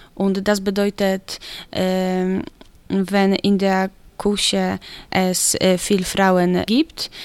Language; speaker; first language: German; non-native, learner; Polish